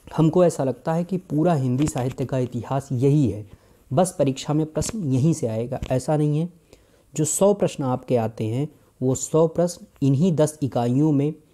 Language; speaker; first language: Hindi; native; Hindi